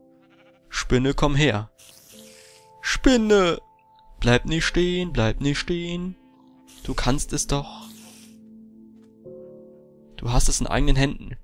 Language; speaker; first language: German; native; German